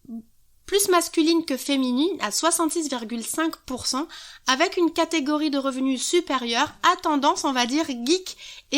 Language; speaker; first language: French; native; French